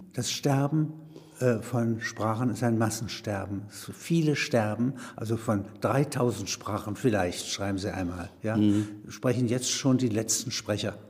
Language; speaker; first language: German; native; German